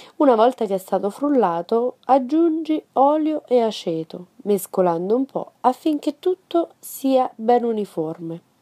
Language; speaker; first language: Italian; non-native, fluent; Spanish